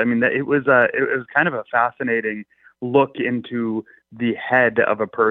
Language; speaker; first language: English; native; English